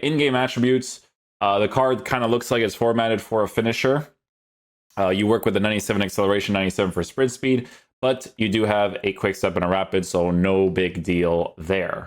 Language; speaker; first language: English; native; English